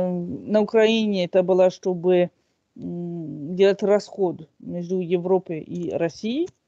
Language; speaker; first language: Russian; non-native, fluent; French